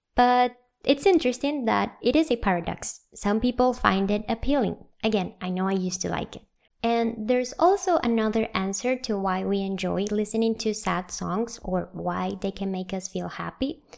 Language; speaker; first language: English; non-native, fluent; Spanish